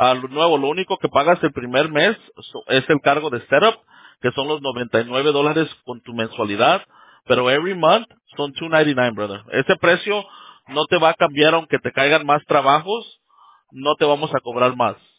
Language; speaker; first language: Spanish; early bilingual, heritage; Spanish